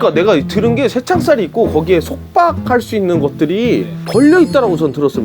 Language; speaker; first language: Korean; native; Korean